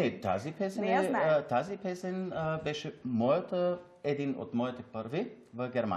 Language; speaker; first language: Bulgarian; non-native, learner; German